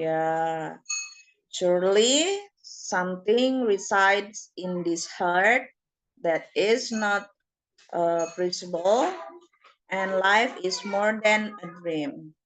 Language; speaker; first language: English; non-native, fluent; Indonesian